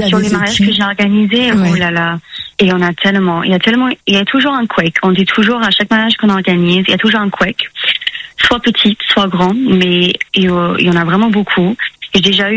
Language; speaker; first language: French; non-native, fluent; English